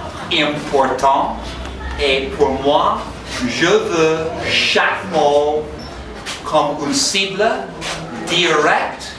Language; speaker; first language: French; non-native, learner; English